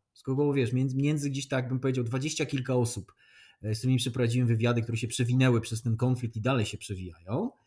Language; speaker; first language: Polish; native; Polish